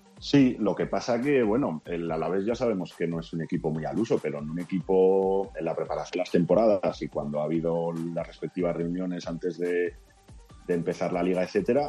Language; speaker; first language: Spanish; native; Spanish